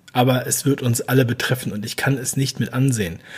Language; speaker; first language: German; native; German